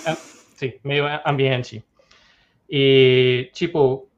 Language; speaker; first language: Portuguese; non-native, fluent; English